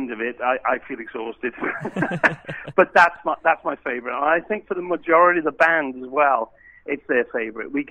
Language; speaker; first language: English; native; English